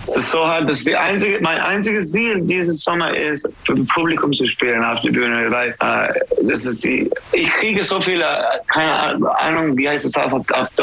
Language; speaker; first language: German; non-native, learner; English